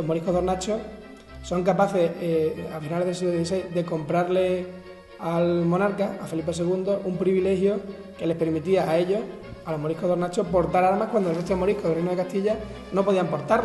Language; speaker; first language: Spanish; native; Spanish